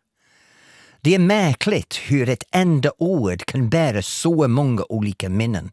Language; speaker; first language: Swedish; non-native, fluent; English